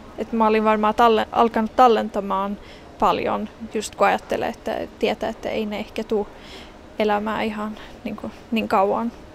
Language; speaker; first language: Finnish; early bilingual, heritage; Finnish